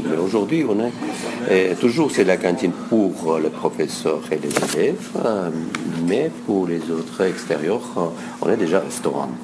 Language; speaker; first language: French; non-native, fluent; Russian